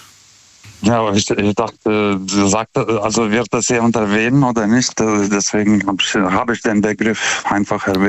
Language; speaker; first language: German; non-native, fluent; Lithuanian